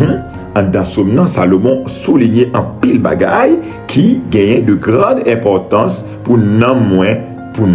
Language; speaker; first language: French; non-native, local second language; Haitian Creole